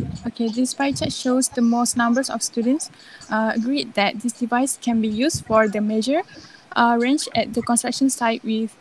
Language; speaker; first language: English; non-native, local second language; Malay